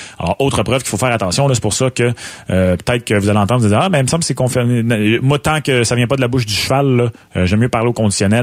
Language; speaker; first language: French; native; French